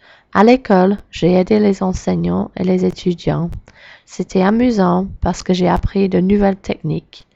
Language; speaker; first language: French; non-native, learner; English